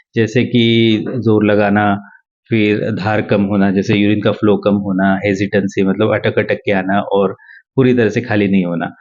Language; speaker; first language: Hindi; non-native, local second language; Marathi